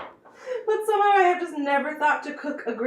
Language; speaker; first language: English; native; English